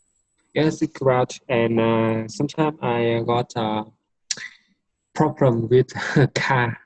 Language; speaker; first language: English; non-native, learner; Vietnamese